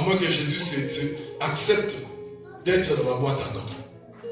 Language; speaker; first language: French; non-native, local second language; Lingala